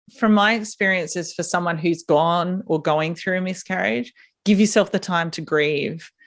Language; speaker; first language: English; native; English